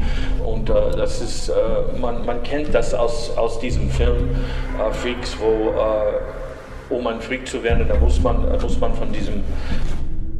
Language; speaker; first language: German; non-native, fluent; English